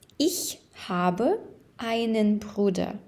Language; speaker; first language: German; non-native, fluent; Ukrainian